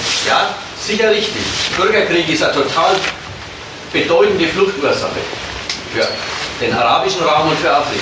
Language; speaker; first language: German; native; German